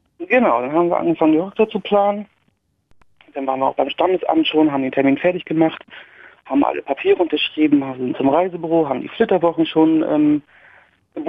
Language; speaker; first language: German; native; German